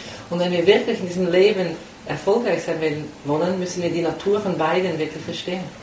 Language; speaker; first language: German; native; German